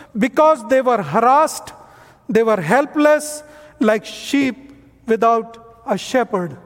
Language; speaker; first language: English; non-native, local second language; Hindi